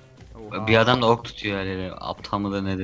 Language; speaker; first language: Turkish; native; Turkish